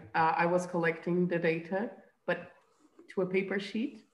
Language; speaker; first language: English; non-native, fluent; Portuguese